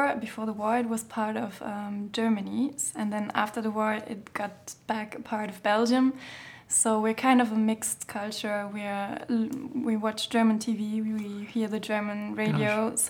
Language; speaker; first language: English; non-native, fluent; German